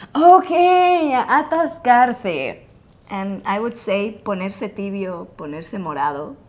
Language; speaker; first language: English; non-native, fluent; Catalan